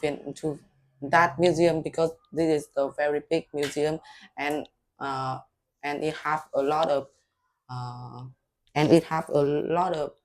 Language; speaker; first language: English; non-native, learner; Vietnamese